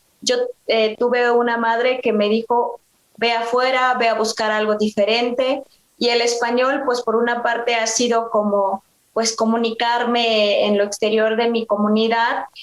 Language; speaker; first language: Spanish; non-native, local second language; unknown